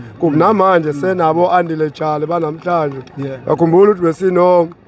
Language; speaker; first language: Zulu; native; Zulu